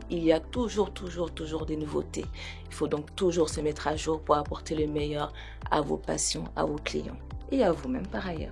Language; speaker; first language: French; non-native, local second language; Wolof